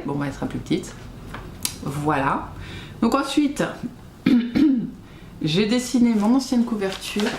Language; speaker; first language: French; native; French